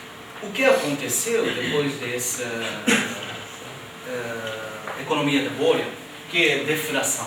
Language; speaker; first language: Portuguese; non-native, fluent; Japanese